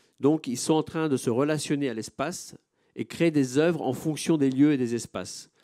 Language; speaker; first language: French; non-native, fluent; Italian